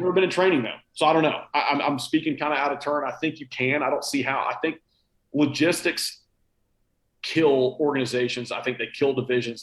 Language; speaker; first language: English; native; English